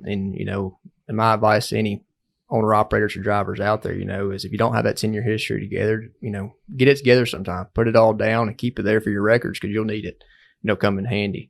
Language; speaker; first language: English; native; English